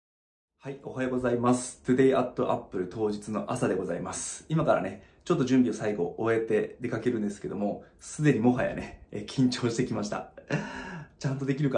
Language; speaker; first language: Japanese; native; Japanese